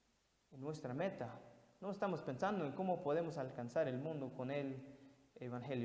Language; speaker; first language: Spanish; non-native, fluent; English